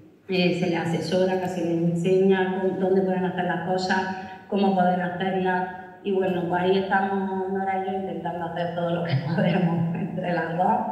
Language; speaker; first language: Spanish; native; Spanish